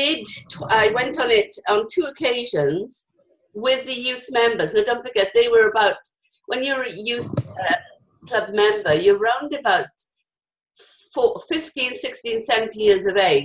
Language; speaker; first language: English; native; English